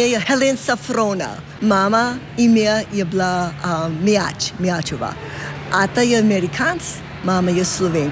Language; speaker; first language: Slovenian; early bilingual, heritage; English